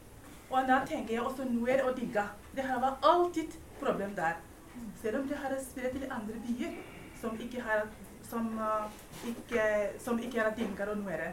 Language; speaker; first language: Norwegian; non-native, fluent; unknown